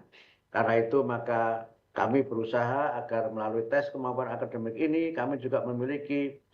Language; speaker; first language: Indonesian; native; Indonesian